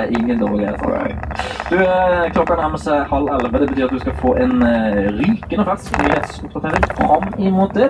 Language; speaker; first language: Norwegian; native; Norwegian